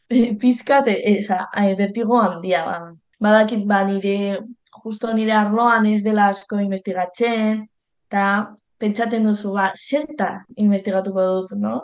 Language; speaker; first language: Basque; non-native, local second language; Spanish